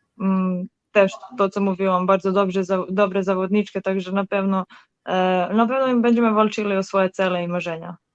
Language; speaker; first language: Polish; non-native, learner; Serbian